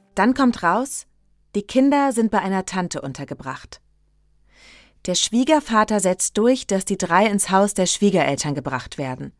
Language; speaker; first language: German; native; German